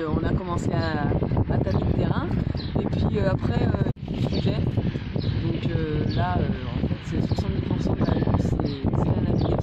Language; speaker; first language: French; native; French